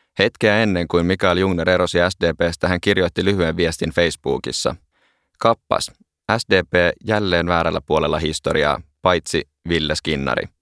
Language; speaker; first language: Finnish; native; Finnish